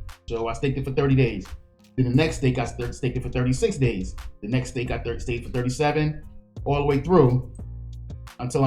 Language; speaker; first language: English; native; English